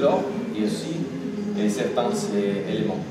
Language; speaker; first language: French; non-native, fluent; Spanish